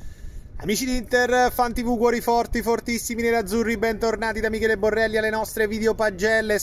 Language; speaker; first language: Italian; native; Italian